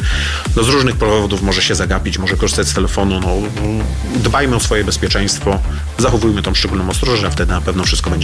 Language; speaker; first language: Polish; native; Polish